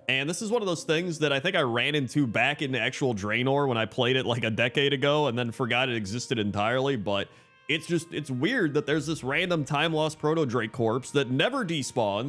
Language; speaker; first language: English; native; English